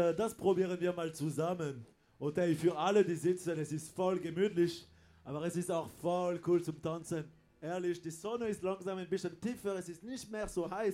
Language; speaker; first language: German; non-native, fluent; French